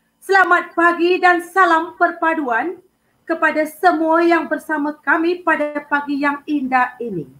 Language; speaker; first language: Malay; non-native, local second language; Tamil